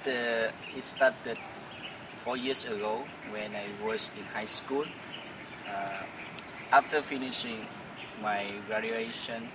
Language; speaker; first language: English; non-native, fluent; Vietnamese